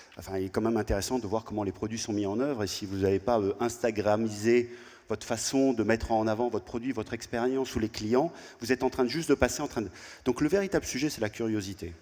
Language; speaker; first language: French; native; French